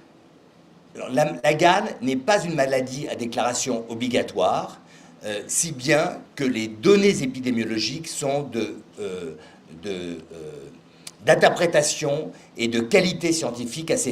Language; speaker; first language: French; native; French